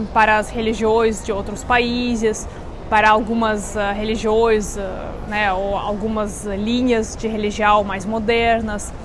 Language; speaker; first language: Portuguese; non-native, fluent; Russian